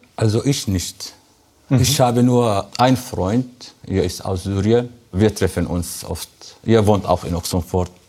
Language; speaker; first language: German; non-native, learner; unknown